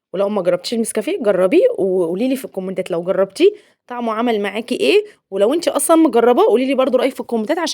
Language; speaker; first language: Arabic; native; Arabic